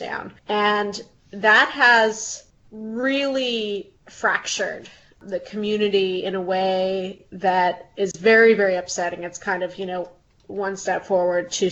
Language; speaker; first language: English; native; English